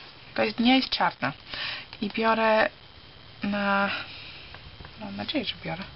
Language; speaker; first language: Polish; early bilingual, heritage; Polish